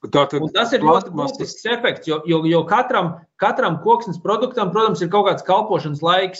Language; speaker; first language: Latvian; native; Latvian